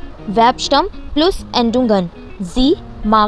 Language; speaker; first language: German; non-native, fluent; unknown